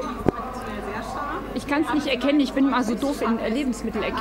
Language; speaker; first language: German; native; German